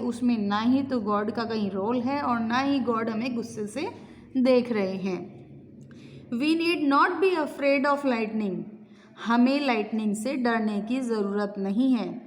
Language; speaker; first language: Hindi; native; Hindi